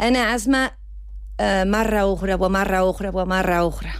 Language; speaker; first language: Arabic; non-native, learner; Spanish